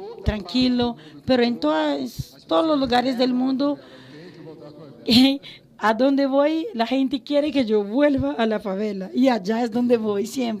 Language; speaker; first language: Spanish; non-native, fluent; Portuguese